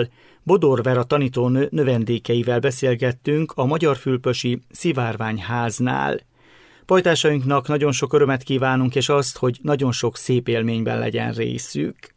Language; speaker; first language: Hungarian; native; Hungarian